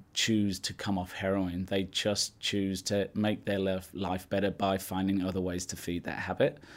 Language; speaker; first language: English; native; English